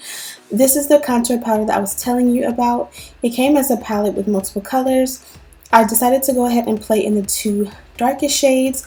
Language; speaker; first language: English; native; English